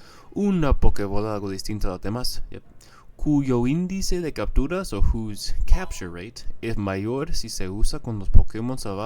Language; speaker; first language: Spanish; non-native, fluent; English